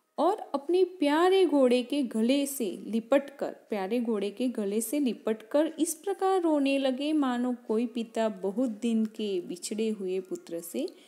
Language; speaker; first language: Hindi; non-native, local second language; Gujarati